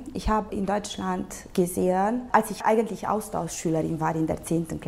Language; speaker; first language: German; non-native, local second language; Romanian